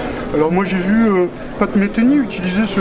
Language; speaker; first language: French; native; French